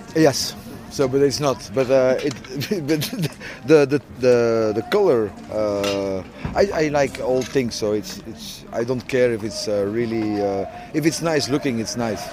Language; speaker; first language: English; non-native, learner; French